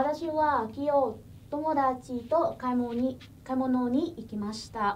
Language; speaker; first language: Japanese; non-native, fluent; Vietnamese